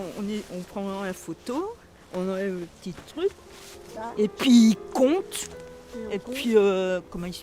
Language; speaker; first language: French; native; French